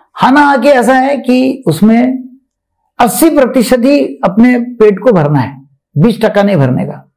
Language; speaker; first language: Hindi; non-native, local second language; Marathi